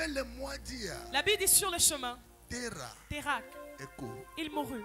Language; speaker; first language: French; non-native, local second language; Ewe